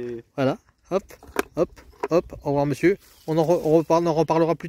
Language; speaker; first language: French; native; French